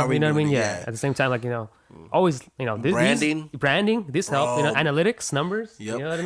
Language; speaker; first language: English; native; English